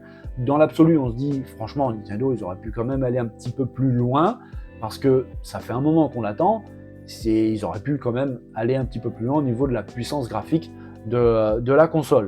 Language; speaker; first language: French; native; French